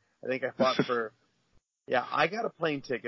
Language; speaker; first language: English; native; English